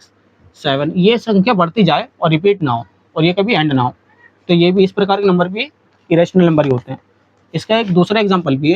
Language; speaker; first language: Hindi; native; Hindi